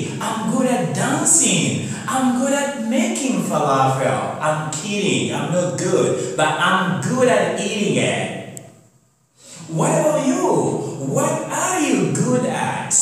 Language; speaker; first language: English; non-native, fluent; Comorian